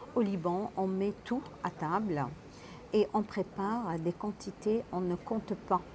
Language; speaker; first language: French; non-native, local second language; Arabic